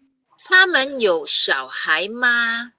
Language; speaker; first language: Chinese; non-native, fluent; Filipino